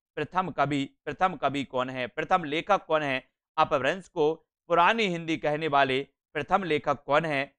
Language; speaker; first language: Hindi; native; Hindi